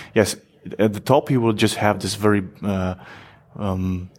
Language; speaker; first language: English; non-native, fluent; Polish